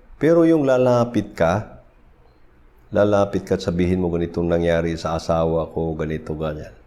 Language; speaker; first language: Filipino; non-native, local second language; Cebuano